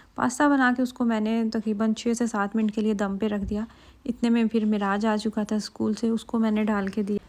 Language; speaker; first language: Urdu; native; Urdu